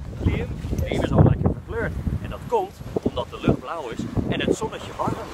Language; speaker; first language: Dutch; native; Dutch